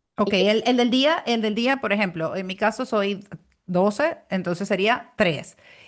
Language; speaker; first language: Spanish; native; Spanish